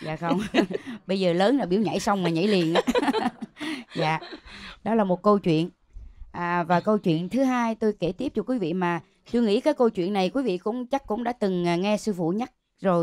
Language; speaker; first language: Vietnamese; native; Vietnamese